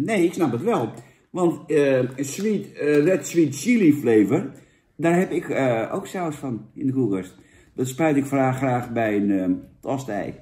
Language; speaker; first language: Dutch; native; Dutch